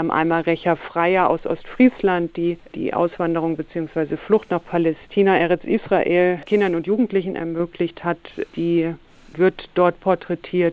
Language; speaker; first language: German; native; German